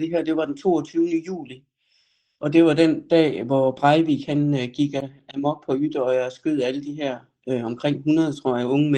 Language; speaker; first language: Danish; native; Danish